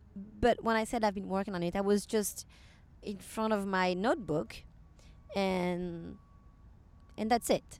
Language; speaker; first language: English; non-native, fluent; French